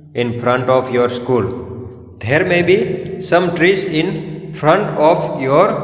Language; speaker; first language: English; non-native, local second language; Gujarati